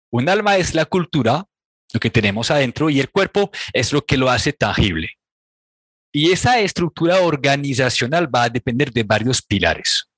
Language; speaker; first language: Spanish; non-native, fluent; French